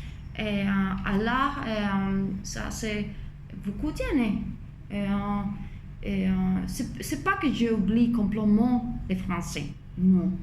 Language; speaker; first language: French; non-native, fluent; Spanish